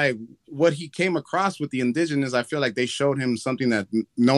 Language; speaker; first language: English; early bilingual, other home language; Spanish